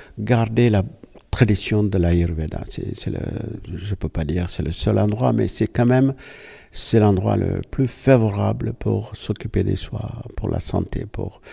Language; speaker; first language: French; non-native, fluent; Malayalam